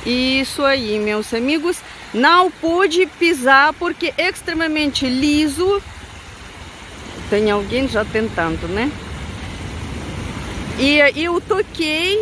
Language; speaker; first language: Portuguese; non-native, fluent; Russian